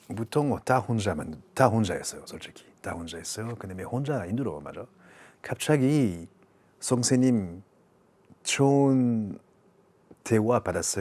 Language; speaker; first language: Korean; non-native, learner; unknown